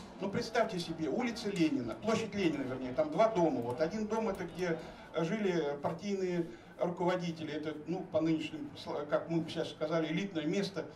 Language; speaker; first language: Russian; native; Russian